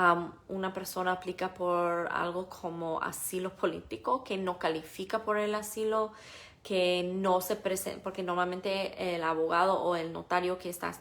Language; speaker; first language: Spanish; non-native, fluent; English